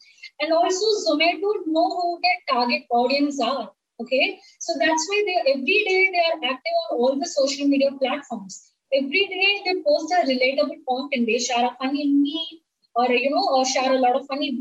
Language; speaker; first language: English; non-native, local second language; Tamil